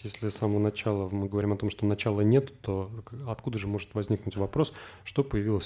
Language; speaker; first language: Russian; native; Russian